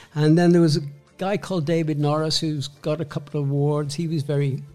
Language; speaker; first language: English; native; English